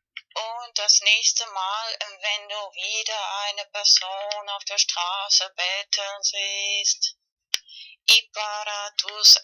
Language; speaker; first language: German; non-native, fluent; Spanish